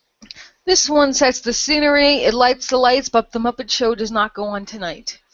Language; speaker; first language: English; native; English